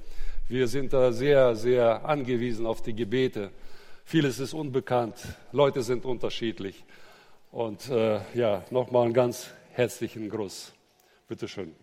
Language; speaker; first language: German; native; German